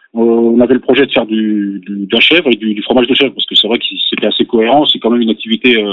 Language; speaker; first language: French; native; French